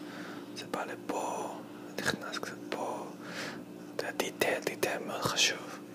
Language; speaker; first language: Hebrew; non-native, fluent; English